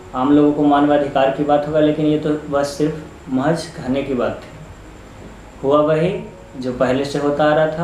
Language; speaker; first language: Hindi; native; Hindi